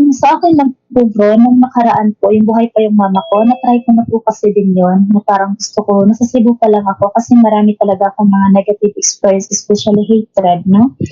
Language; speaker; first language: Filipino; non-native, local second language; Cebuano